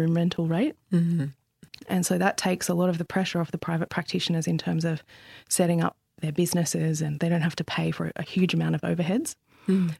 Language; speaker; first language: English; native; English